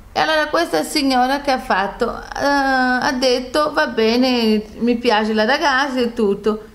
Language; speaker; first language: Italian; non-native, fluent; Portuguese